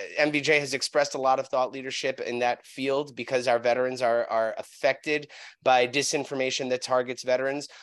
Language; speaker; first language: English; native; English